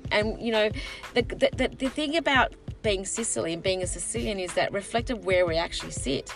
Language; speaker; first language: English; early bilingual, other home language; Sicilian